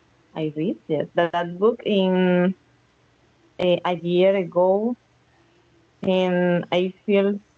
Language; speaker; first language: English; non-native, learner; Spanish